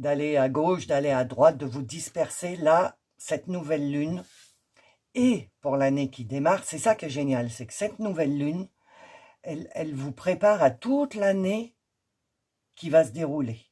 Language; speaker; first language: French; native; French